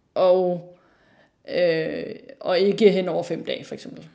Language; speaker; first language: Danish; native; Danish